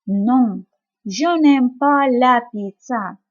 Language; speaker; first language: French; non-native, fluent; Ukrainian